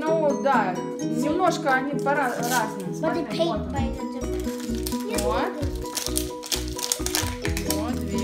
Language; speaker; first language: Russian; native; Russian